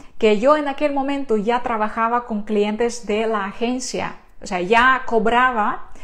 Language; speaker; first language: Spanish; non-native, fluent; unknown